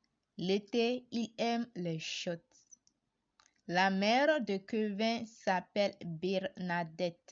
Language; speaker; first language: French; non-native, learner; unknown